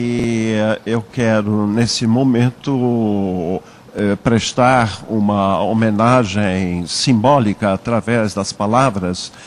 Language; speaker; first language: Portuguese; early bilingual, other home language; German